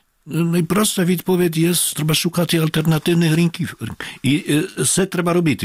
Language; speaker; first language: Ukrainian; non-native, fluent; Polish